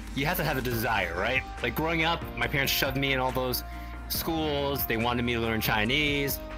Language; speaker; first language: English; native; English